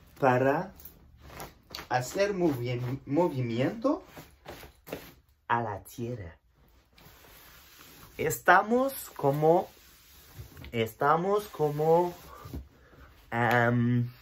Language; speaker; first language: Spanish; non-native, learner; French